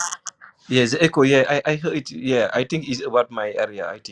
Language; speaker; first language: English; non-native, local second language; Wolof